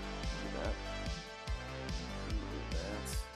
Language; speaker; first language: English; native; English